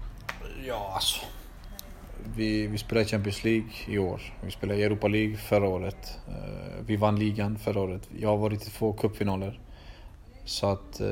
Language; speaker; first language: Swedish; early bilingual, other home language; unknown